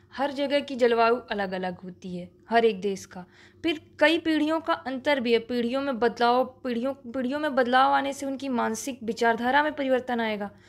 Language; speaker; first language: Hindi; native; Hindi